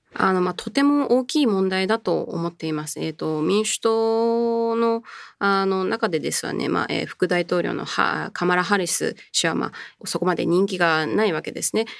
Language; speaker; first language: Japanese; early bilingual, heritage; Japanese